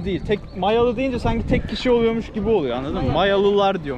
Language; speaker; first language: Turkish; native; Turkish